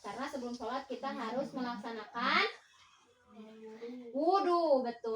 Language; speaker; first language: Indonesian; native; Indonesian